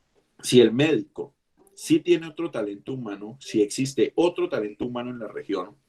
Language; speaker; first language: Spanish; native; Spanish